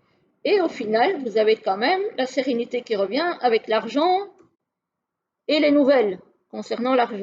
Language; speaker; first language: French; native; French